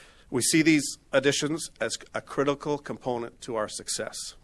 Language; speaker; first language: English; native; English